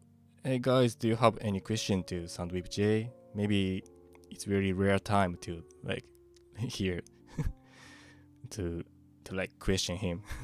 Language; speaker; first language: English; non-native, fluent; Japanese